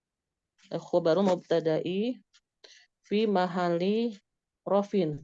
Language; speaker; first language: Arabic; non-native, learner; Indonesian